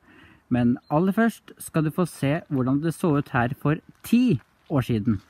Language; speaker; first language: Norwegian; native; Norwegian